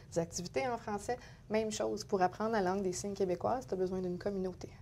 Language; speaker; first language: French; native; French